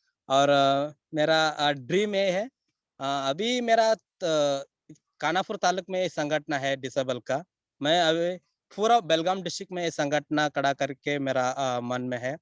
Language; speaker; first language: Hindi; non-native, local second language; Kannada